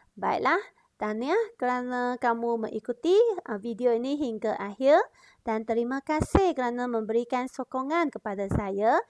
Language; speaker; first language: Malay; non-native, local second language; Chinese